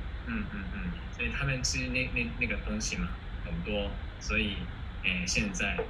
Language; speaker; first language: Chinese; non-native, fluent; Japanese